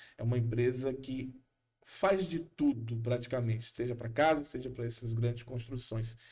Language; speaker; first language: Portuguese; native; Portuguese